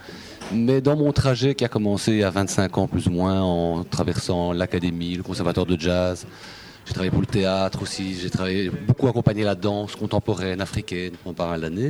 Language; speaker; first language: French; native; French